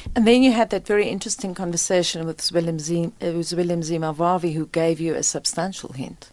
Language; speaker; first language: English; non-native, local second language; Afrikaans